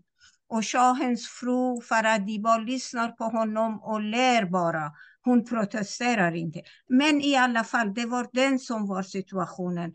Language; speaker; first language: Swedish; non-native, fluent; Persian